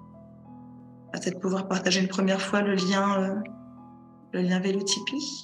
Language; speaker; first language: French; native; French